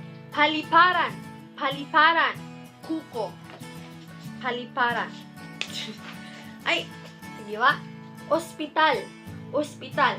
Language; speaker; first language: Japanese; non-native, fluent; Filipino